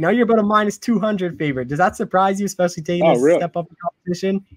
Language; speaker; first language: English; native; English